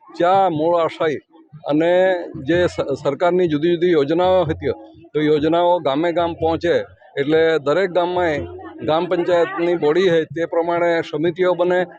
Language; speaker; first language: Gujarati; non-native, local second language; Gamit